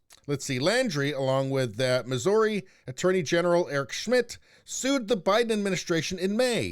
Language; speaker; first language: English; native; English